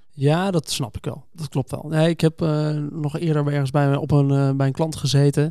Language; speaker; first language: Dutch; native; Dutch